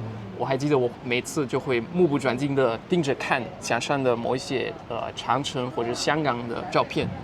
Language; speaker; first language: Chinese; non-native, fluent; Dutch